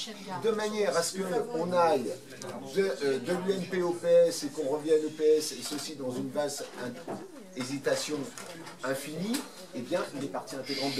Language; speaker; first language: French; native; French